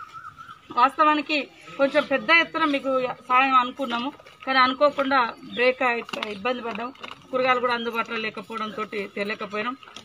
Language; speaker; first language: Telugu; native; Telugu